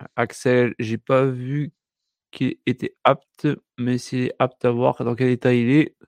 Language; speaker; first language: French; native; French